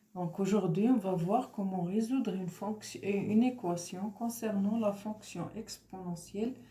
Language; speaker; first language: French; non-native, local second language; Arabic